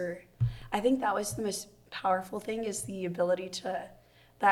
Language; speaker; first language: English; native; English